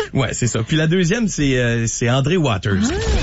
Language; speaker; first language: French; native; French